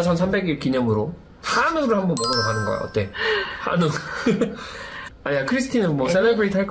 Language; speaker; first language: Korean; native; Korean